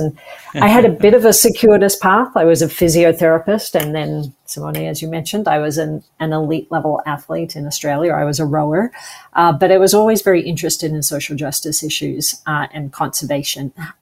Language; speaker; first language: English; native; English